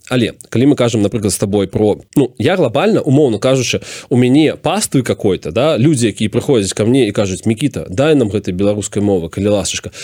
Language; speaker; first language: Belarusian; non-native, local second language; Russian